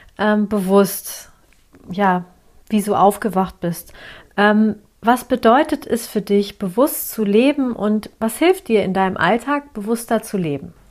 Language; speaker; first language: German; early bilingual, other home language; Turkish